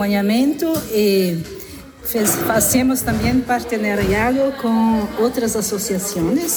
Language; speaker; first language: Spanish; non-native, learner; Italian